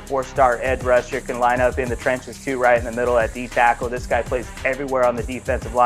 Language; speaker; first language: English; native; English